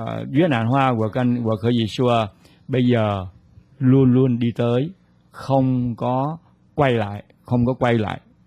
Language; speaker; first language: Vietnamese; native; Vietnamese